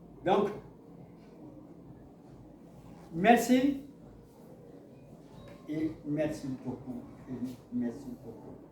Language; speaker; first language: French; non-native, local second language; Mandingo